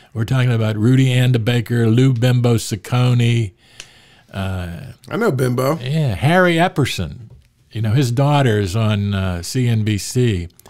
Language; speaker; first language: English; native; English